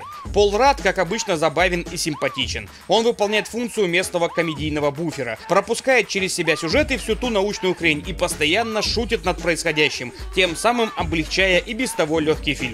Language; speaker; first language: Russian; native; Russian